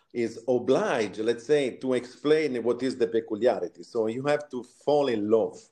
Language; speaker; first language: English; non-native, fluent; Italian